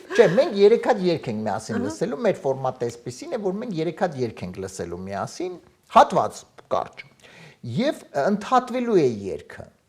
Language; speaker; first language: Armenian; native; Armenian